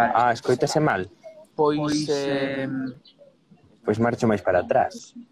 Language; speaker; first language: Galician; non-native, local second language; Spanish